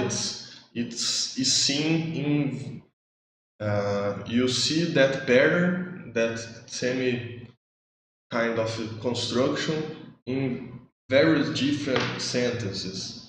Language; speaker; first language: English; non-native, learner; Portuguese